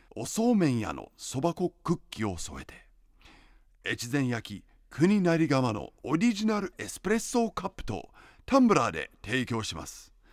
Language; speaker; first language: Japanese; non-native, fluent; English